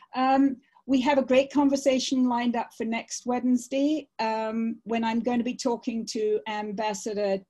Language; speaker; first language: English; native; English